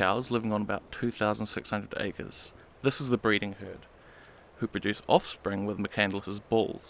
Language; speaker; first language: English; native; English